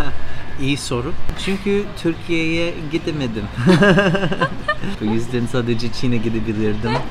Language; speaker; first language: Turkish; non-native, learner; English